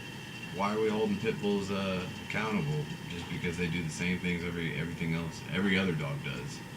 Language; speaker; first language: English; native; English